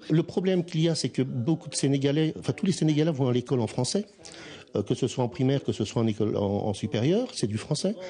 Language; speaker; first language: French; native; French